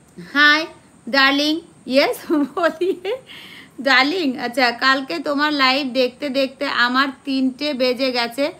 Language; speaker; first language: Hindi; non-native, local second language; Bangla